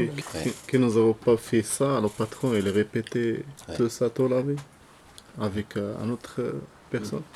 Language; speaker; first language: French; non-native, local second language; Arabic